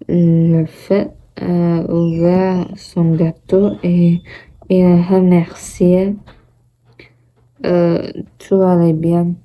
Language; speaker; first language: French; non-native, learner; Portuguese